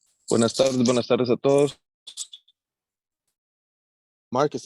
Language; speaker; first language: Spanish; native; Spanish